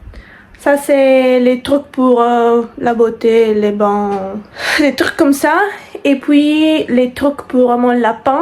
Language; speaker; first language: French; non-native, fluent; Italian